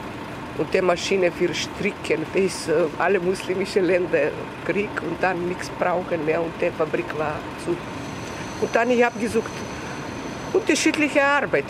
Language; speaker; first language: German; non-native, learner; Serbian